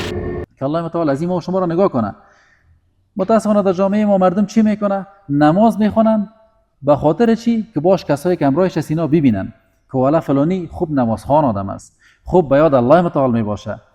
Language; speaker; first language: Persian; native; Persian